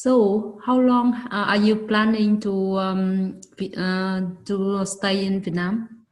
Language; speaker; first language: English; non-native, learner; Vietnamese